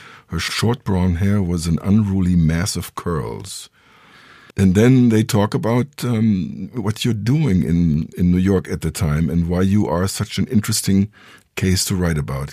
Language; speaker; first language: English; non-native, fluent; German